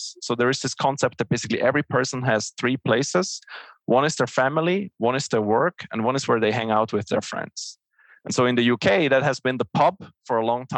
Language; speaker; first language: English; non-native, fluent; Swiss German